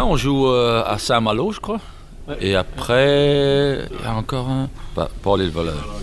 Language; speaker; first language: French; non-native, learner; Dutch